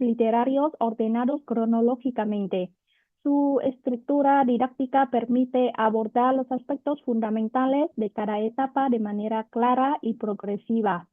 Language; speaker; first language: Spanish; non-native, fluent; Vietnamese